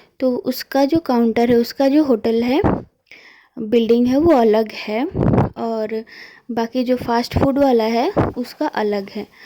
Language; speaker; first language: Hindi; non-native, local second language; Bangla